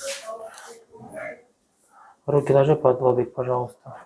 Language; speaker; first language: Russian; native; Russian